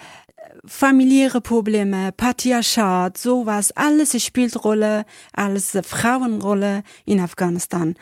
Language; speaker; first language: German; non-native, learner; Persian